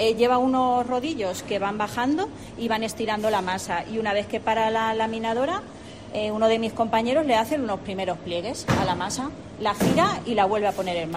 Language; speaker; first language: Spanish; native; Spanish